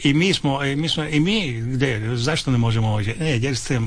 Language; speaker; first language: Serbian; non-native, fluent; Italian